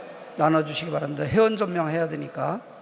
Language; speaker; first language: Korean; native; Korean